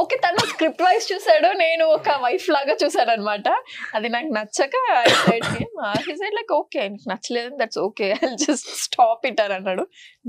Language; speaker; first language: Telugu; native; Telugu